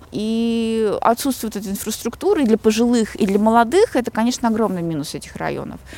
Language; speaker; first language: Russian; native; Russian